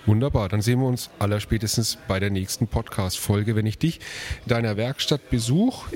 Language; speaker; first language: German; native; German